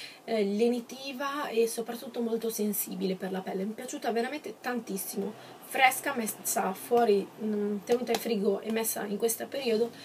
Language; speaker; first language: Italian; native; Italian